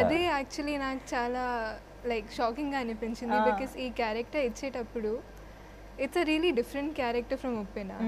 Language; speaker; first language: Telugu; non-native, fluent; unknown